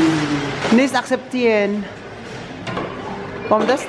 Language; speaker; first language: German; non-native, learner; Filipino